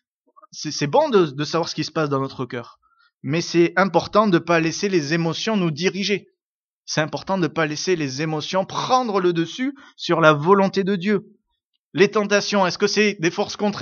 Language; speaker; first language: French; native; French